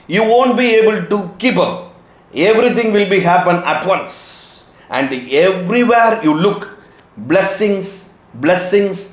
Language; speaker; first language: English; non-native, local second language; Tamil